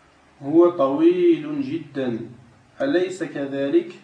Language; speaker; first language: Arabic; non-native, learner; French